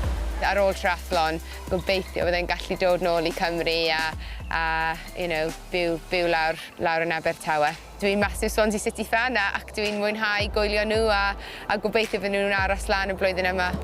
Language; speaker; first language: Welsh; non-native, local second language; English